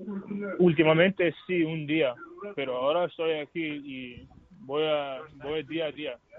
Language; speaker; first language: Spanish; non-native, learner; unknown